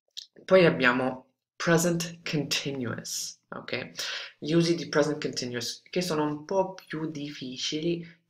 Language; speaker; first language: Italian; non-native, fluent; English